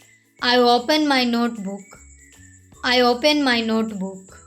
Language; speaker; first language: English; non-native, local second language; Hindi